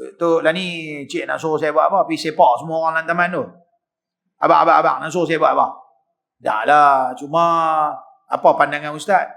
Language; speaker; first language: Malay; native; Malay